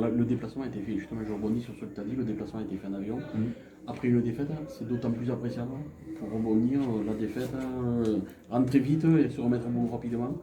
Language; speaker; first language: French; native; French